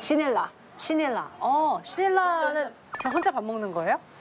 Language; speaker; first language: Korean; native; Korean